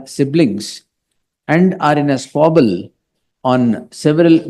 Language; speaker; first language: English; non-native, local second language; Kannada